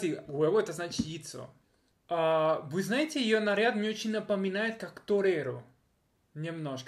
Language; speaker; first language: Russian; non-native, fluent; Spanish